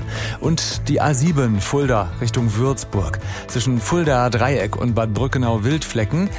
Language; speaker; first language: German; native; German